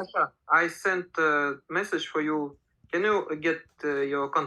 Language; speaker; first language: English; non-native, learner; Russian